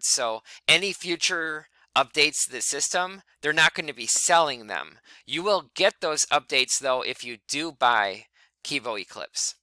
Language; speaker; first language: English; native; English